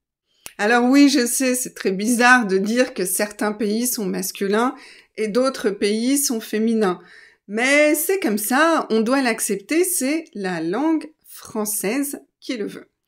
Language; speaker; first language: French; native; French